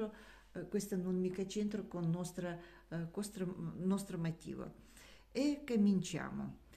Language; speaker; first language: Italian; non-native, learner; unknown